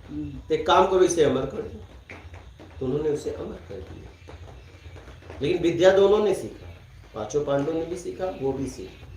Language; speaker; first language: Hindi; native; Hindi